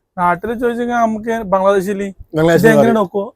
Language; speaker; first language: Malayalam; non-native, learner; Bangla